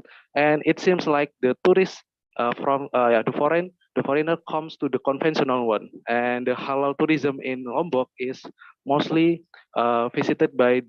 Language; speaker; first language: English; non-native, fluent; Indonesian